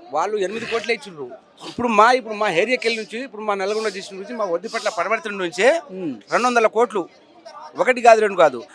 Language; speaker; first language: Telugu; non-native, local second language; Lambadi